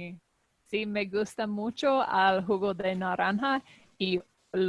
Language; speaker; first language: Spanish; non-native, learner; English